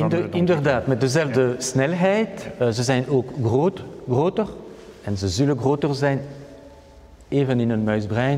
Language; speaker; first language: Dutch; non-native, fluent; French